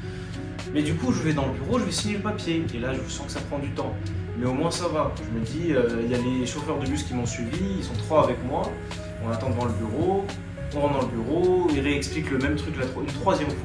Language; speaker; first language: French; native; French